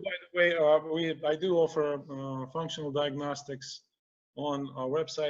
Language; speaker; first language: English; non-native, fluent; Russian